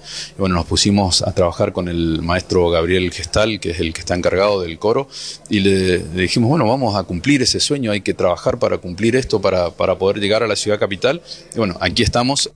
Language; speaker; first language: Spanish; native; Spanish